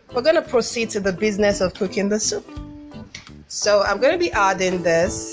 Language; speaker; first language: English; non-native, local second language; Igbo